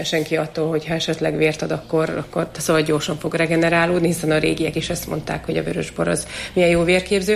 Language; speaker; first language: Hungarian; native; Hungarian